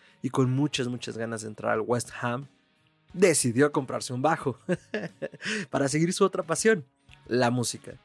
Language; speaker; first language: Spanish; native; Spanish